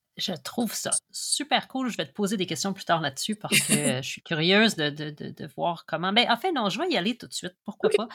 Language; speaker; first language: French; native; French